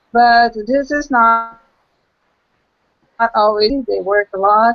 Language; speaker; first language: English; non-native, local second language; Portuguese